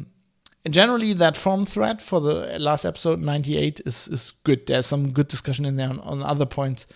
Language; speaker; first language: English; non-native, fluent; German